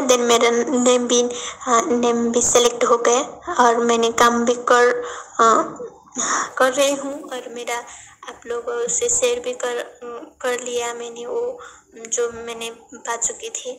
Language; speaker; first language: Hindi; non-native, learner; Nepali